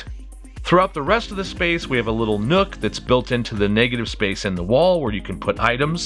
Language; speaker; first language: English; native; English